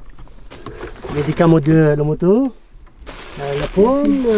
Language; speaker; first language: French; non-native, learner; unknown